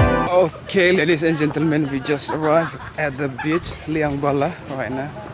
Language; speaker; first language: English; non-native, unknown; Indonesian